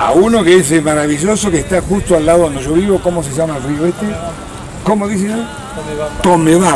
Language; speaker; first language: Spanish; native; Spanish